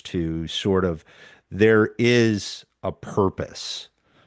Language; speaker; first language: English; native; English